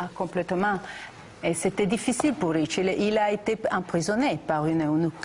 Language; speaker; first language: French; non-native, fluent; Italian